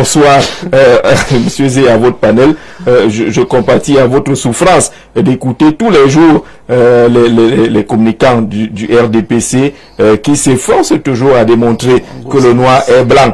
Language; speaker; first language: French; native; French